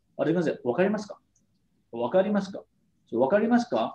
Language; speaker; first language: Japanese; non-native, fluent; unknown